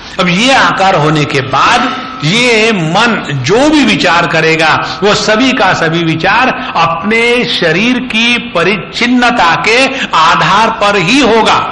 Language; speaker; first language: Hindi; non-native, local second language; Marathi